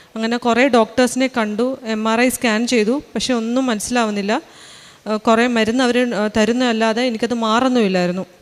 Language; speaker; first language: Malayalam; early bilingual, heritage; Malayalam